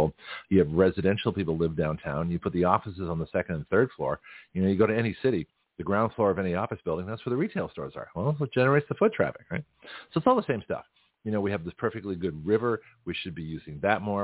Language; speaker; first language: English; native; English